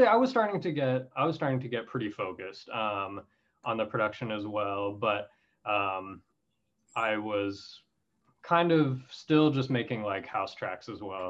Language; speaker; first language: English; native; English